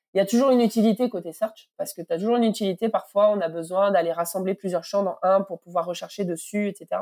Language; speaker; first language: French; native; French